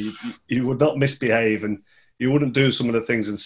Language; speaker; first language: English; native; English